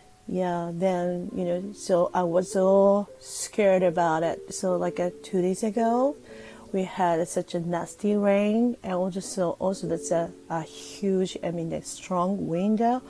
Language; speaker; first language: English; non-native, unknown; Japanese